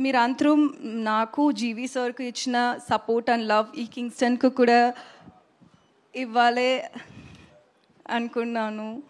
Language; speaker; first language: Telugu; non-native, learner; Tamil